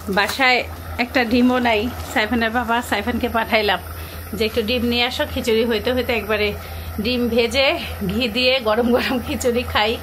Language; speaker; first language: Bangla; native; Bangla